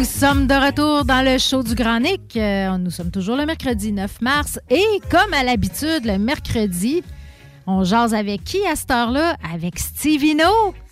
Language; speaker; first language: French; native; French